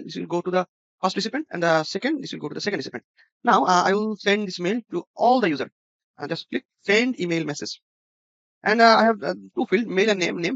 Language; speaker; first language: English; non-native, local second language; Bangla